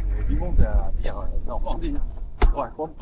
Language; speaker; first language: French; native; French